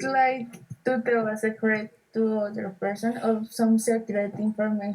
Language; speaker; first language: English; non-native, learner; Spanish